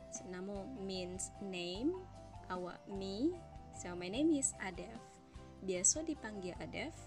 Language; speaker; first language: English; non-native, fluent; Indonesian